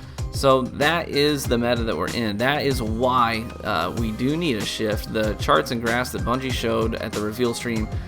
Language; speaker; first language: English; native; English